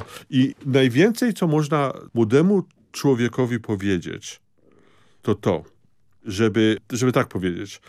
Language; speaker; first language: Polish; early bilingual, heritage; Polish